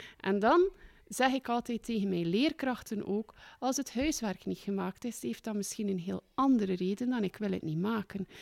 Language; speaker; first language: Dutch; native; Dutch